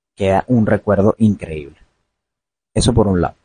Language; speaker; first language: Spanish; native; Spanish